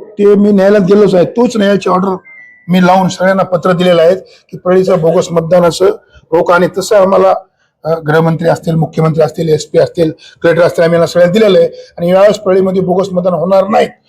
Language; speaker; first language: Marathi; native; Marathi